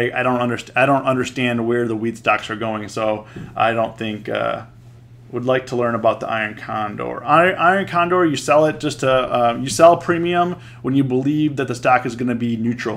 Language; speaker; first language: English; native; English